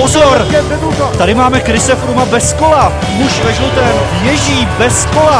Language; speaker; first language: Czech; native; Czech